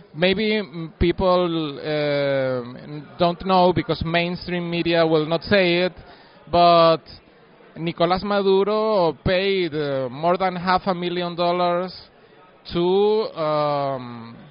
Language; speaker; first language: English; non-native, fluent; Spanish